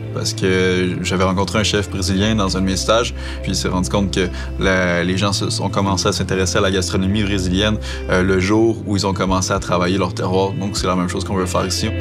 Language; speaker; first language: French; native; French